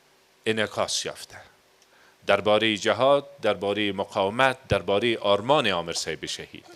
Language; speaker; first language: Persian; native; Persian